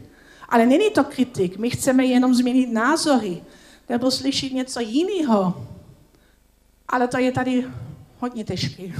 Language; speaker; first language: Czech; non-native, learner; Dutch